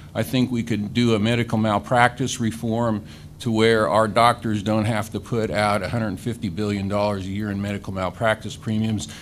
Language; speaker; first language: English; native; English